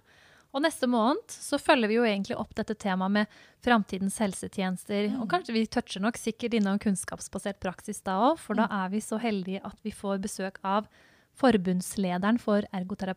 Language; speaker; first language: Norwegian; native; Norwegian